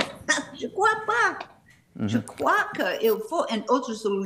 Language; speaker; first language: French; non-native, fluent; English